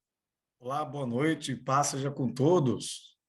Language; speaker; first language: Portuguese; native; Portuguese